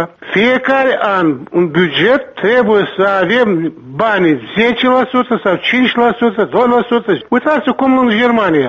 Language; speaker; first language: Romanian; non-native, local second language; Gagauz